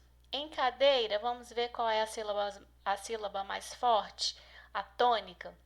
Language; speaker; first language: Portuguese; native; Portuguese